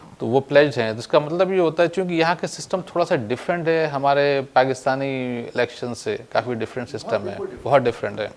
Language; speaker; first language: Urdu; native; Urdu